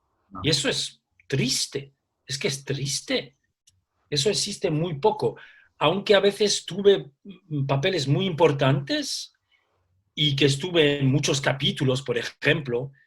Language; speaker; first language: Spanish; early bilingual, heritage; Spanish